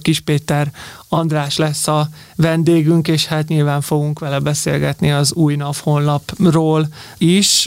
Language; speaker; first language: Hungarian; native; Hungarian